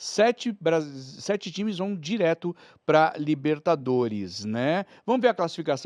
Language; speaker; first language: Portuguese; native; Portuguese